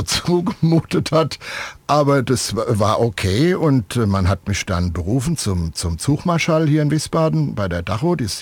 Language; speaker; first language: German; native; German